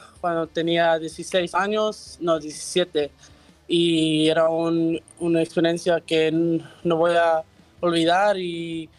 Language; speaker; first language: Spanish; early bilingual, heritage; Spanish